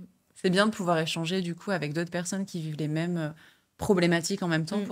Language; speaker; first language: French; native; French